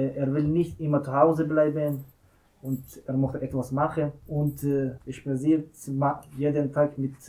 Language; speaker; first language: German; non-native, learner; Persian